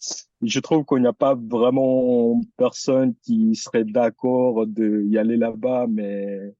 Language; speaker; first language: French; early bilingual, other home language; Filipino